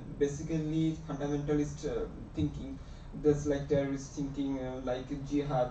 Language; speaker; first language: English; non-native, learner; Bangla